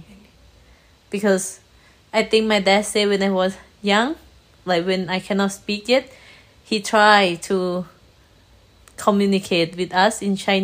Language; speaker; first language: English; non-native, learner; Thai